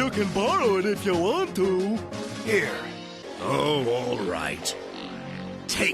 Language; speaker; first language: English; native; English